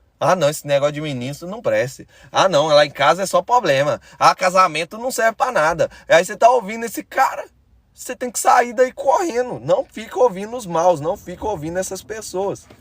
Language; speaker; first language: Portuguese; native; Portuguese